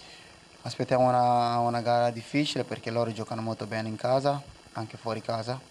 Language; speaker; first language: Italian; non-native, fluent; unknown